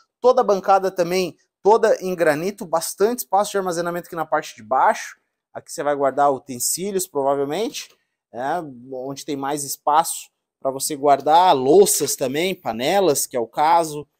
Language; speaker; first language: Portuguese; native; Portuguese